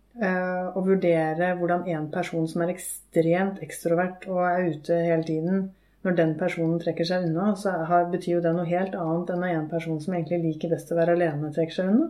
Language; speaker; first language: Norwegian; native; Norwegian